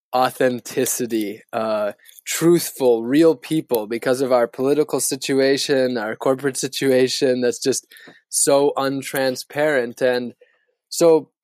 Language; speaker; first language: English; native; English